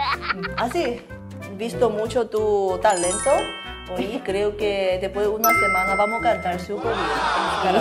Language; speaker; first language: Spanish; non-native, learner; Korean